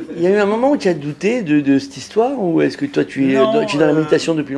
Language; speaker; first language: French; native; French